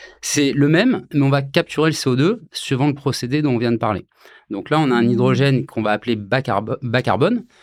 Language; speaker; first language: French; native; French